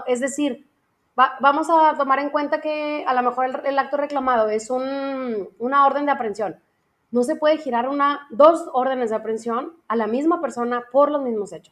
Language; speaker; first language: Spanish; native; Spanish